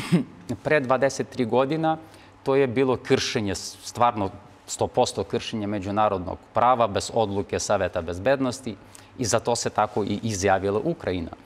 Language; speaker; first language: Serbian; non-native, fluent; Ukrainian